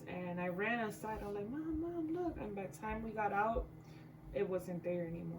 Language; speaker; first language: English; native; English